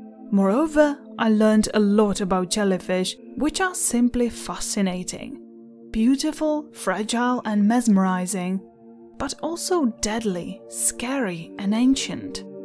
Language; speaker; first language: English; non-native, fluent; Czech